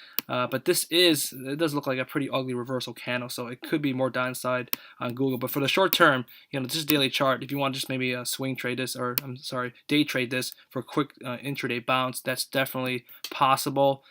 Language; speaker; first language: English; native; English